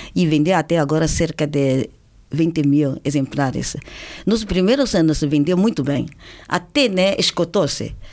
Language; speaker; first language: Portuguese; non-native, fluent; Chinese